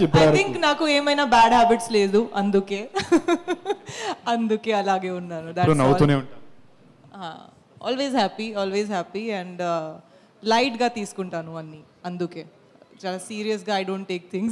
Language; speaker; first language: Telugu; non-native, fluent; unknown